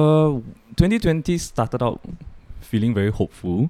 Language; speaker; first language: English; non-native, local second language; Chinese